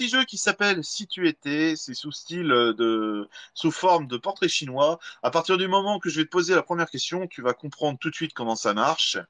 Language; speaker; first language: French; native; French